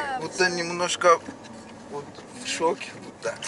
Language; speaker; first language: Russian; non-native, learner; Turkish